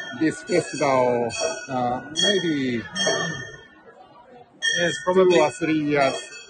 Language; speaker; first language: English; non-native, learner; Japanese